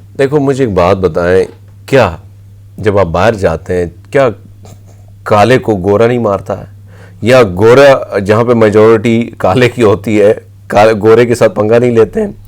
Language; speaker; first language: Urdu; non-native, local second language; Pashto